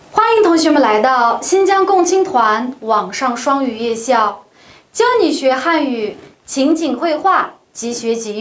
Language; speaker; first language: Chinese; non-native, local second language; Uyghur